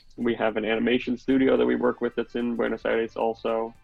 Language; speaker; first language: English; native; English